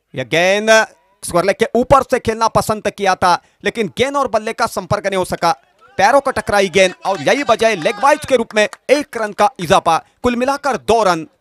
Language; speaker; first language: Hindi; non-native, local second language; Marathi